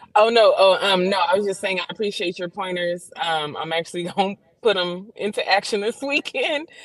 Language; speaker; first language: English; native; English